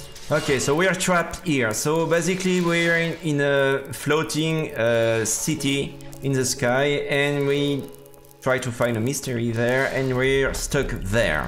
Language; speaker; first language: English; non-native, fluent; French